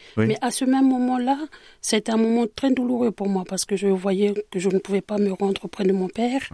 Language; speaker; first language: French; native; French